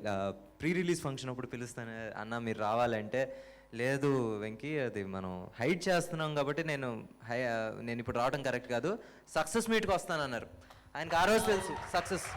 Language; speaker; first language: Telugu; native; Telugu